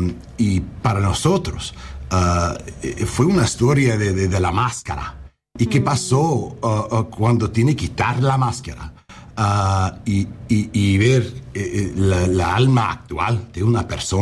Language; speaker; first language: Spanish; non-native, learner; English